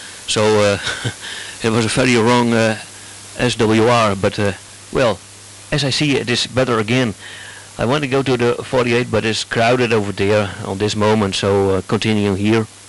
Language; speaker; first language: English; non-native, fluent; Dutch